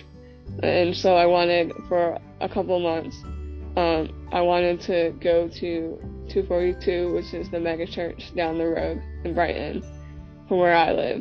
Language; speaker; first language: English; native; English